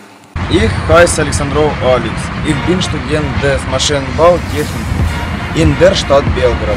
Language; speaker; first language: German; non-native, learner; Russian